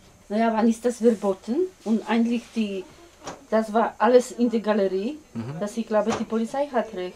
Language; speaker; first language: German; non-native, learner; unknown